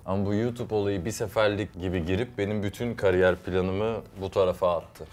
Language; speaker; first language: Turkish; early bilingual, heritage; English